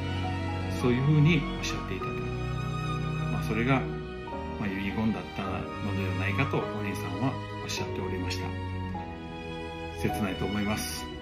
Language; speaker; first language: Japanese; native; Japanese